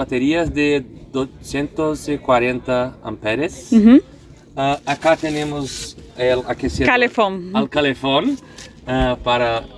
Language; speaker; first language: Spanish; non-native, learner; Portuguese